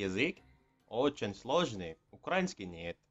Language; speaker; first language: Russian; non-native, learner; Indonesian